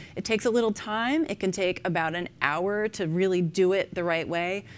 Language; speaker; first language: English; native; English